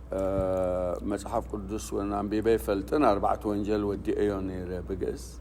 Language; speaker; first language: Tigrinya; native; Tigrinya